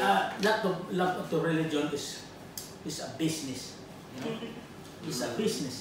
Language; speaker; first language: English; non-native, learner; Filipino